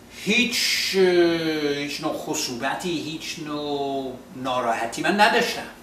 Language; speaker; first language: Persian; non-native, fluent; English